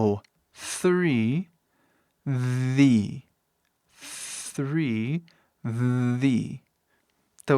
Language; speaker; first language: Portuguese; non-native, fluent; English